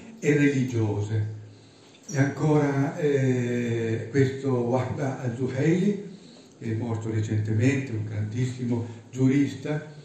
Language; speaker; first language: Italian; native; Italian